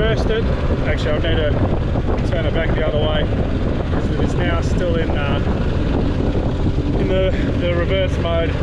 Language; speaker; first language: English; native; English